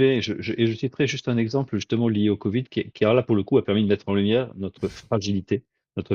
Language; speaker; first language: French; native; French